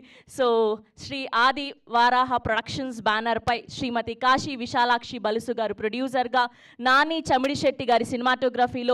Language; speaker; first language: Telugu; native; Telugu